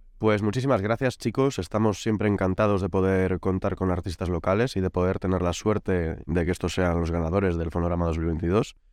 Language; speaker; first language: Spanish; native; Spanish